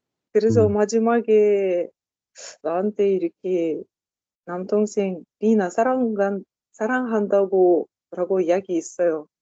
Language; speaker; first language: Korean; non-native, learner; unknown